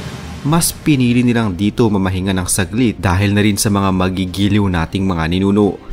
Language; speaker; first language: Filipino; native; Filipino